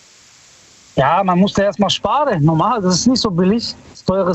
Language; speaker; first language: German; early bilingual, other home language; Italian